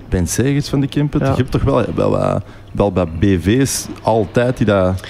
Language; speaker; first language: Dutch; non-native, local second language; French